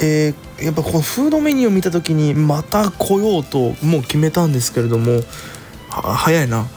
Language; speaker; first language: Japanese; native; Japanese